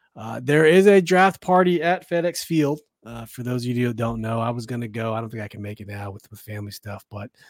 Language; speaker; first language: English; early bilingual, other home language; Chinese